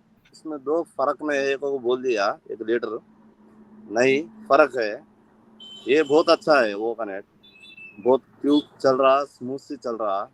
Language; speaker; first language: Hindi; non-native, local second language; Telugu